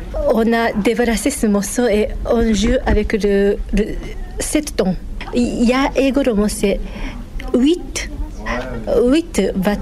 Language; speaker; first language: French; non-native, fluent; Japanese